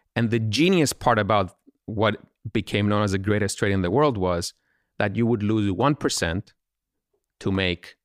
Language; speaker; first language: English; non-native, fluent; Greek